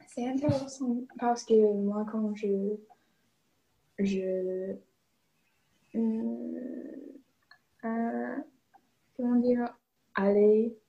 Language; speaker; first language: French; non-native, learner; English